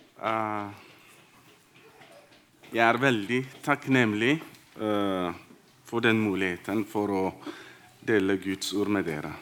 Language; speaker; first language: Norwegian; non-native, fluent; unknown